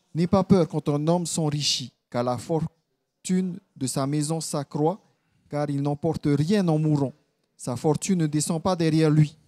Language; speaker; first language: French; native; French